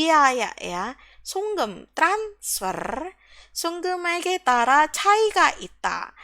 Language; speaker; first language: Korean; non-native, fluent; Indonesian